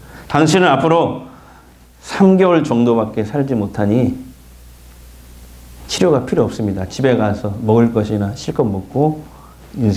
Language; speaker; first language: Korean; native; Korean